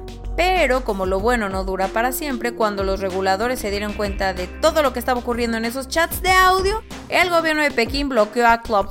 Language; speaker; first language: Spanish; native; Spanish